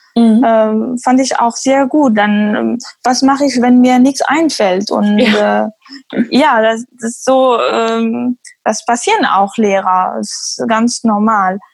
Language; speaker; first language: German; non-native, fluent; Arabic